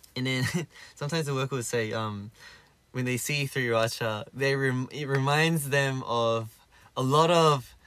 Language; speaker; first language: English; early bilingual, other home language; Korean